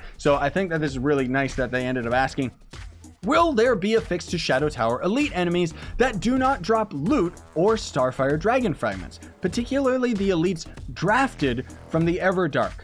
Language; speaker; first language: English; native; English